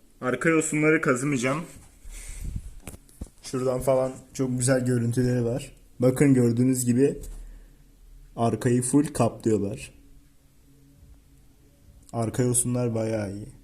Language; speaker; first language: Turkish; native; Turkish